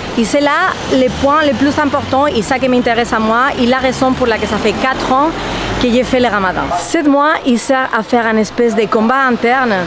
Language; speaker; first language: French; non-native, fluent; Spanish